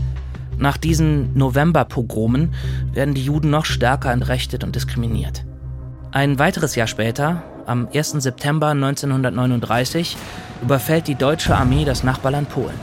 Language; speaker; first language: German; native; German